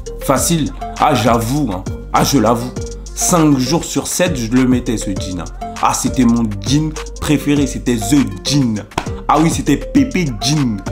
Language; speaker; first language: French; early bilingual, other home language; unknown